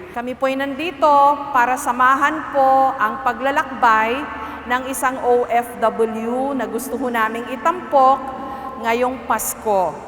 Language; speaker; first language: Filipino; native; Filipino